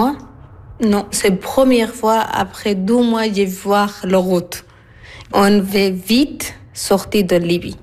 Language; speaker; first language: French; non-native, learner; Arabic